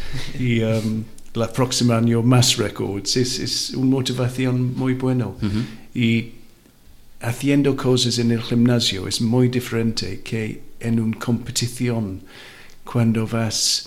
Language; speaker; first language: Spanish; non-native, learner; Welsh